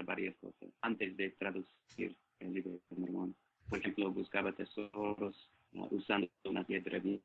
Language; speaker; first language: Spanish; non-native, fluent; English